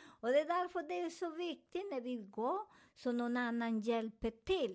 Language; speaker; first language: Swedish; non-native, learner; Spanish